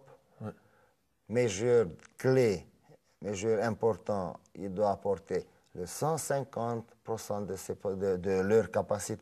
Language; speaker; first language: French; non-native, fluent; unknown